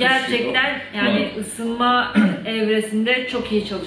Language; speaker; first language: Turkish; native; Turkish